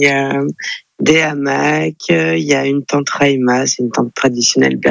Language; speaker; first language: French; native; French